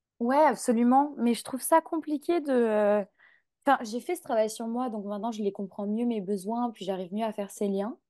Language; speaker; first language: French; native; French